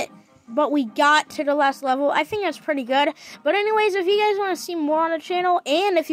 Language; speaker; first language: English; native; English